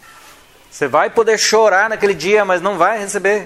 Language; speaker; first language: Portuguese; native; Portuguese